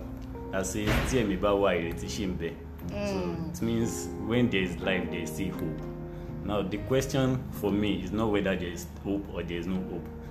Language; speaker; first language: English; non-native, local second language; Yoruba